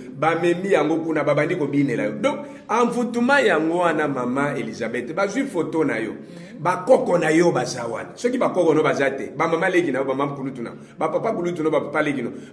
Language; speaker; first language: Lingala; non-native, local second language; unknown